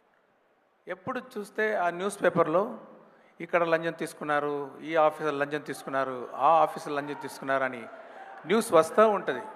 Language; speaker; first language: Telugu; non-native, fluent; Tamil